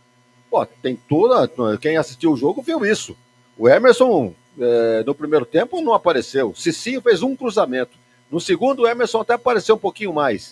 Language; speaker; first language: Portuguese; native; Portuguese